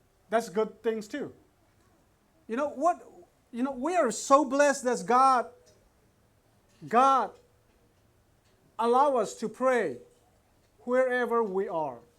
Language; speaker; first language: English; non-native, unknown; Burmese